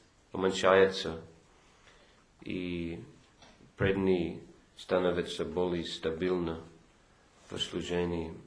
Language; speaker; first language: Russian; non-native, fluent; English